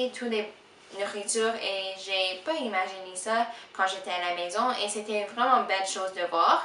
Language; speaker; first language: French; non-native, local second language; English